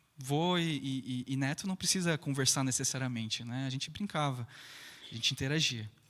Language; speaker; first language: Portuguese; early bilingual, other home language; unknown